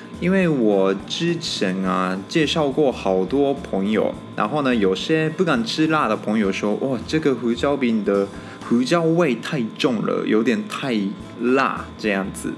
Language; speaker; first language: Chinese; non-native, fluent; Japanese